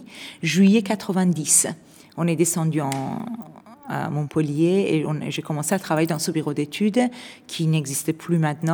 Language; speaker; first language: French; non-native, fluent; Persian